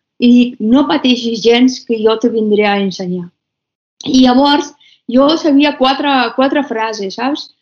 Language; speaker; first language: Catalan; non-native, fluent; Persian